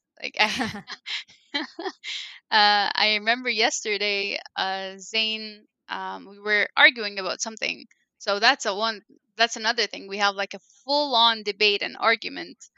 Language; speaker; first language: English; non-native, fluent; Arabic